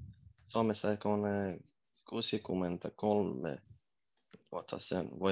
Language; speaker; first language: Finnish; non-native, learner; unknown